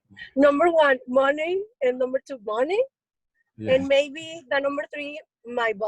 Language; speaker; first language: English; non-native, learner; Spanish